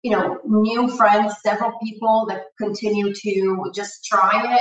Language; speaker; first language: English; non-native, fluent; Portuguese